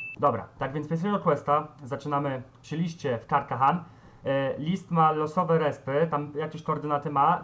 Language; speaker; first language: Polish; native; Polish